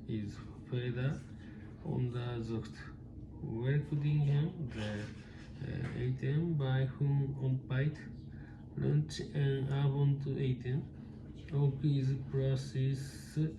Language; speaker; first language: Dutch; non-native, learner; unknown